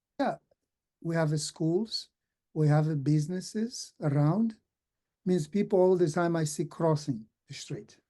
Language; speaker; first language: English; non-native, fluent; Portuguese